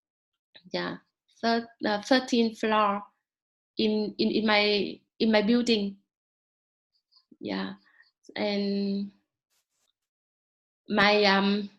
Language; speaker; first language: English; non-native, learner; Vietnamese